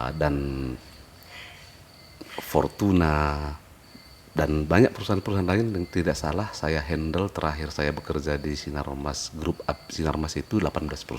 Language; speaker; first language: Indonesian; native; Indonesian